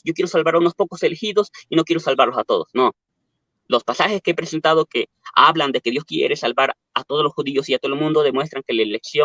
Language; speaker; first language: Spanish; native; Spanish